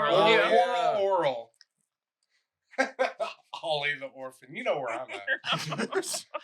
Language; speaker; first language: English; native; English